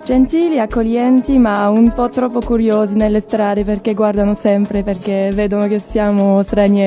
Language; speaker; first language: Italian; non-native, fluent; French